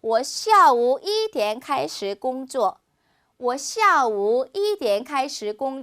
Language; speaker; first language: Chinese; non-native, fluent; Korean